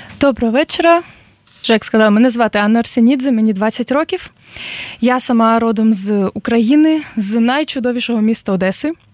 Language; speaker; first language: Ukrainian; native; Ukrainian